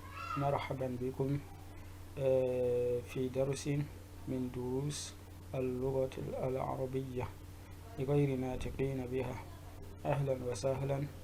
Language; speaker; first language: Arabic; non-native, fluent; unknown